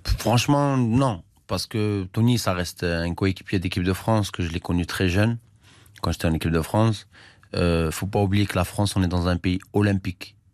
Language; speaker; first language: French; early bilingual, other home language; Armenian